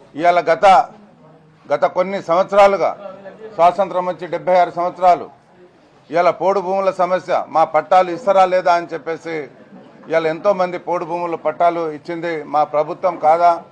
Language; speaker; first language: Telugu; non-native, local second language; Lambadi